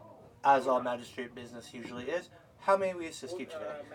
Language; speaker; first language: English; native; English